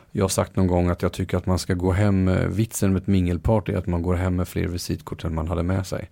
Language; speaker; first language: Swedish; native; Swedish